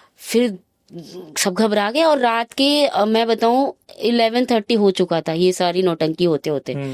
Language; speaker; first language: Hindi; native; Hindi